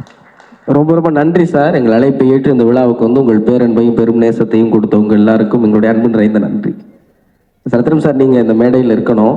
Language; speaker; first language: Tamil; native; Tamil